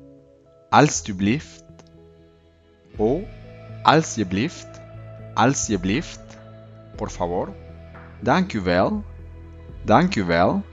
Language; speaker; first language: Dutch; non-native, learner; Spanish